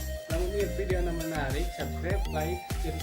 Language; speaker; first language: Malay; non-native, local second language; Sundanese